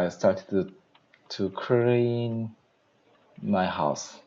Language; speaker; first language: English; non-native, learner; Korean